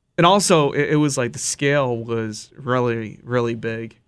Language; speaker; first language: English; early bilingual, other home language; Japanese